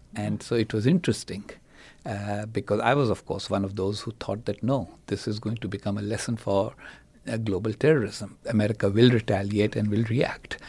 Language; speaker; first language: English; non-native, local second language; Urdu